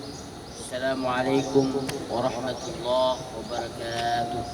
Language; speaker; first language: Arabic; non-native, fluent; Indonesian